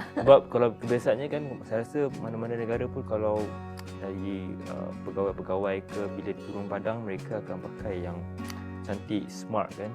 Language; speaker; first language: Malay; native; Malay